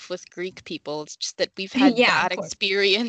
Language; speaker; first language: English; native; English